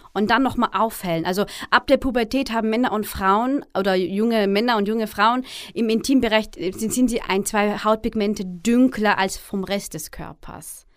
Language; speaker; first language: German; early bilingual, other home language; Arabic